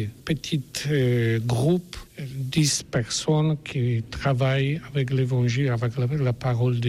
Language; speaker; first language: French; non-native, learner; Polish